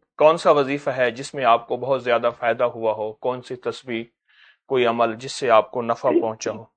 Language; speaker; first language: Urdu; native; Urdu